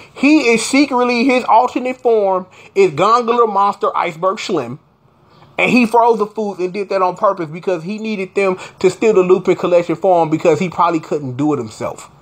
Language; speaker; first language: English; native; English